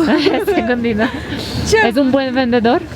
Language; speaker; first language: Spanish; non-native, fluent; Polish